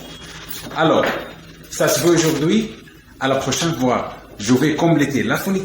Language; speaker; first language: French; non-native, fluent; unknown